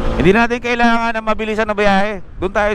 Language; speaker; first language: Filipino; native; Filipino